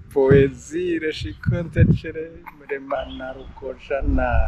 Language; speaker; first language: Romanian; non-native, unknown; Rundi